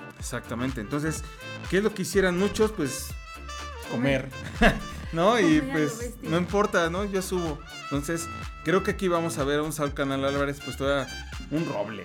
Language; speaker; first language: Spanish; native; Spanish